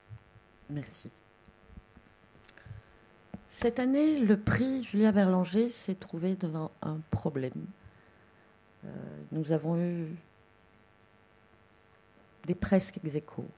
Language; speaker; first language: French; native; French